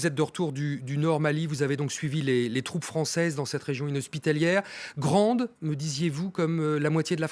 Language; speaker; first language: French; native; French